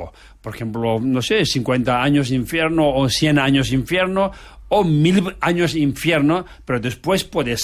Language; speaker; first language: Spanish; non-native, learner; Tibetan